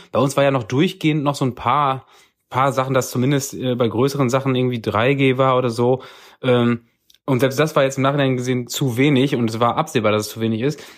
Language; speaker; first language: German; native; German